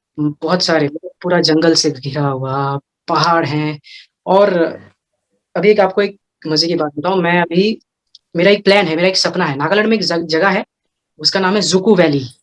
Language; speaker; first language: Hindi; non-native, local second language; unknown